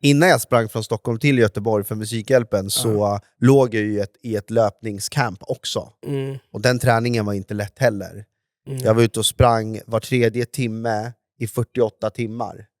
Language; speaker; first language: Swedish; native; Swedish